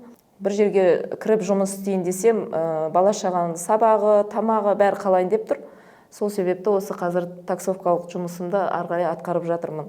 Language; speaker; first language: Kazakh; native; Kazakh